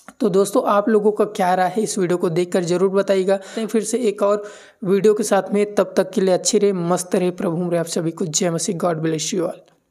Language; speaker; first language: Hindi; native; Hindi